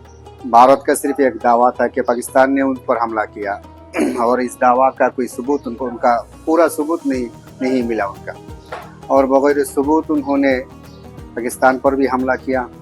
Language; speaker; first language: Hindi; non-native, learner; Bangla